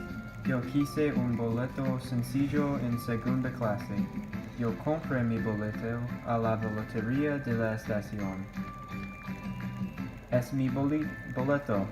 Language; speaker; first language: Spanish; non-native, learner; English